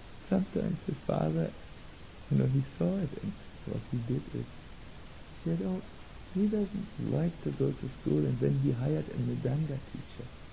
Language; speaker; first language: English; non-native, fluent; German